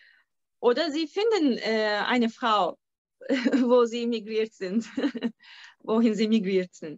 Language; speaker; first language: German; non-native, fluent; Turkish